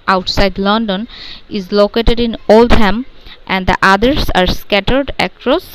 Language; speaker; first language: English; non-native, local second language; Bangla